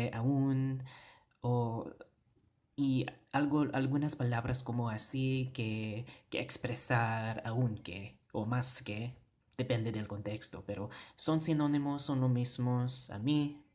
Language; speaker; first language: Spanish; non-native, learner; Cebuano